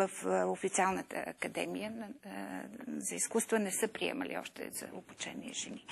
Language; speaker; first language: Bulgarian; native; Bulgarian